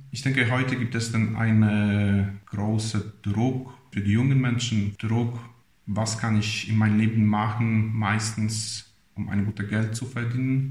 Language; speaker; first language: German; non-native, fluent; Polish